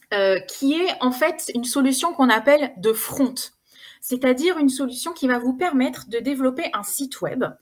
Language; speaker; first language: French; native; French